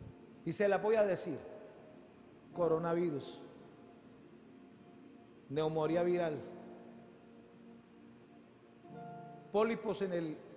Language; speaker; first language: Spanish; native; Spanish